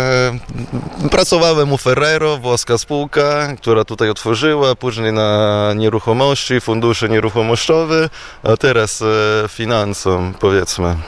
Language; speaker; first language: Polish; non-native, fluent; Italian